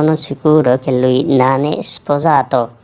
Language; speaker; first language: Italian; non-native, learner; Urdu